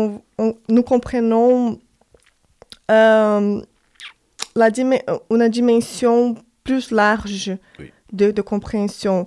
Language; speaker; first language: French; non-native, fluent; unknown